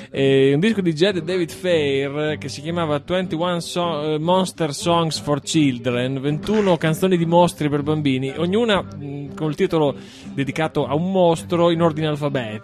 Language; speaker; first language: Italian; native; Italian